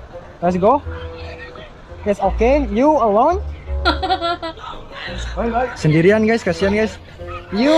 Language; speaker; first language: English; non-native, learner; Indonesian